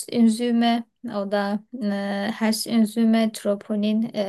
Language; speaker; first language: German; non-native, learner; Turkish